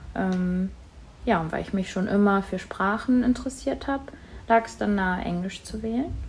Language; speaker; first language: German; native; German